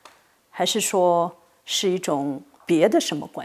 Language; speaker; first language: Chinese; native; Chinese